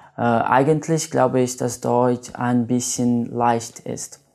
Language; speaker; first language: German; non-native, learner; Portuguese